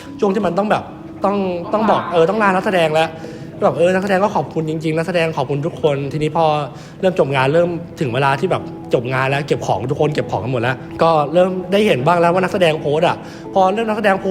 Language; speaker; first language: Thai; native; Thai